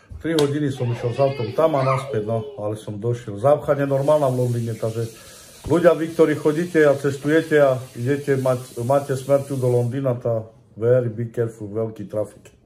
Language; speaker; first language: Slovak; native; Slovak